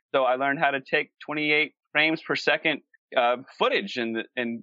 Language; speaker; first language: English; native; English